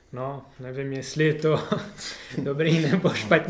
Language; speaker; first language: Czech; non-native, fluent; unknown